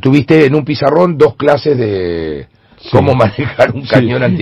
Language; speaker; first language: Spanish; native; Spanish